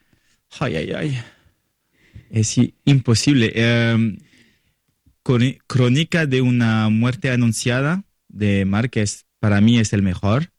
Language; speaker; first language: Spanish; non-native, learner; French